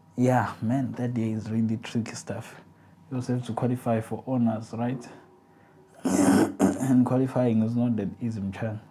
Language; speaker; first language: English; non-native, local second language; Zulu